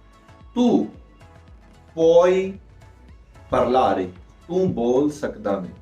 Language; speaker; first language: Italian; non-native, fluent; Punjabi